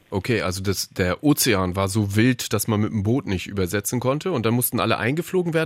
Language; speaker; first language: German; native; German